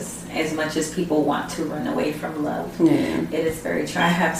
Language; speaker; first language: English; early bilingual, other home language; Spanish